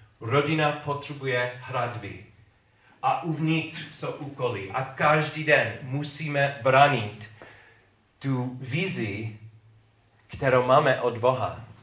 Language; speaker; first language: Czech; non-native, learner; English